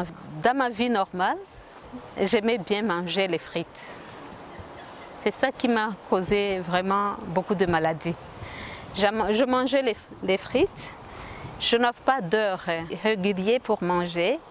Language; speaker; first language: French; non-native, local second language; Kinyarwanda